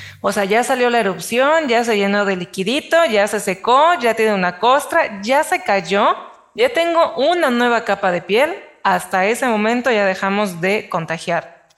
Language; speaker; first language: Spanish; native; Spanish